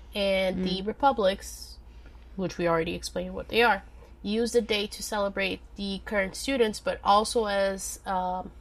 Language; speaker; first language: English; non-native, fluent; Portuguese